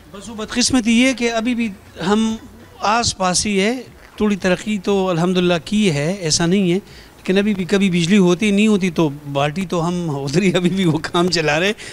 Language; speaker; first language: Urdu; non-native, local second language; Pashto